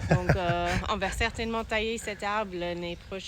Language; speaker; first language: French; non-native, learner; English